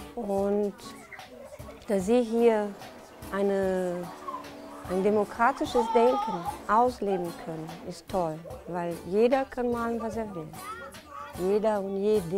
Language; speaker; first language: German; non-native, fluent; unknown